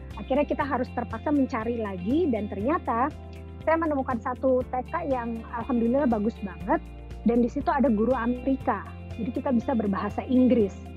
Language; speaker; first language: Indonesian; native; Indonesian